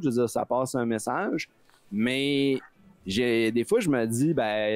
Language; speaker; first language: French; native; French